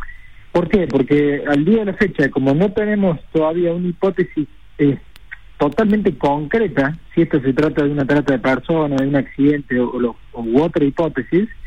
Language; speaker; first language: Spanish; native; Spanish